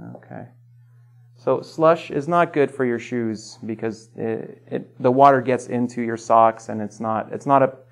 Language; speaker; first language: English; native; English